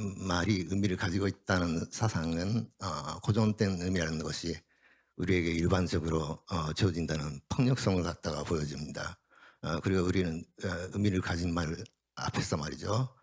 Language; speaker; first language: Korean; non-native, fluent; Japanese